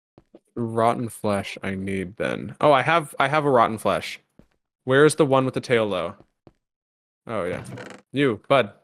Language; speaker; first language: English; native; English